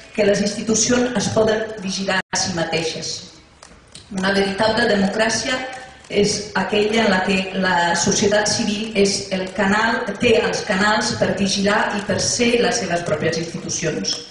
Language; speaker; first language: Catalan; non-native, fluent; Italian